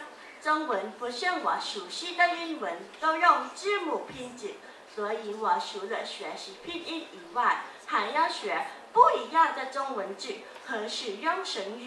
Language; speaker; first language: Chinese; non-native, learner; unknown